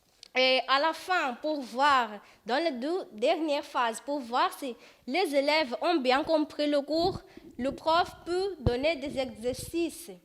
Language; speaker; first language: French; non-native, fluent; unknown